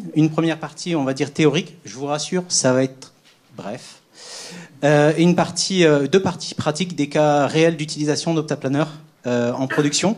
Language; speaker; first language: French; native; French